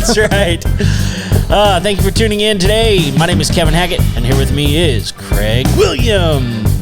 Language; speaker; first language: English; native; English